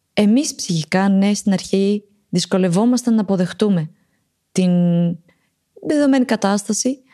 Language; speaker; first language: Greek; early bilingual, other home language; Romanian